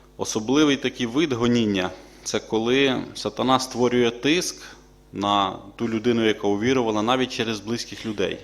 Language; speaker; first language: Ukrainian; native; Ukrainian